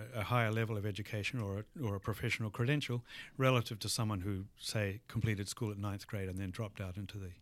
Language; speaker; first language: English; native; English